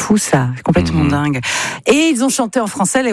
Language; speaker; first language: French; native; French